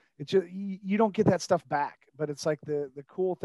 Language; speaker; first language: English; native; English